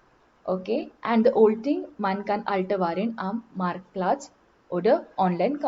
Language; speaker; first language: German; non-native, learner; Marathi